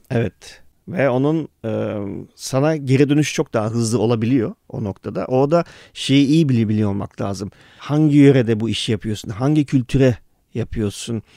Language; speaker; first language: Turkish; early bilingual, heritage; Turkish